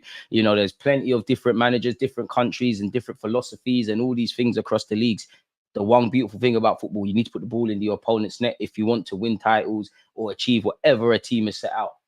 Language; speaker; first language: English; native; English